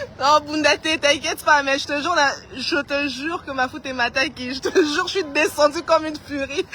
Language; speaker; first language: French; non-native, local second language; Lingala